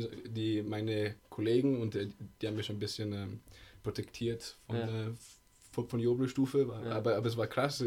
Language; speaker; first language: German; non-native, fluent; Italian